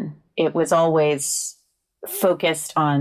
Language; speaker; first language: English; native; English